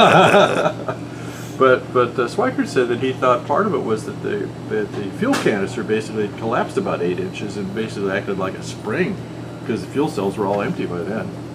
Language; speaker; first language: English; native; English